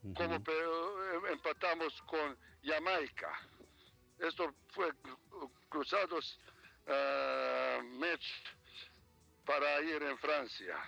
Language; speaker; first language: Spanish; non-native, learner; Serbian